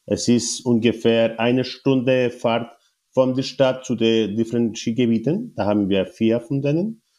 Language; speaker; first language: German; non-native, learner; Spanish